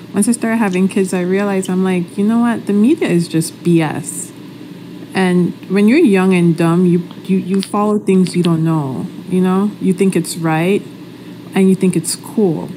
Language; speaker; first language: English; native; English